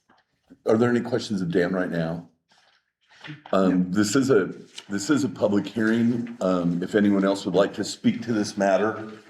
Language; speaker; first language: English; native; English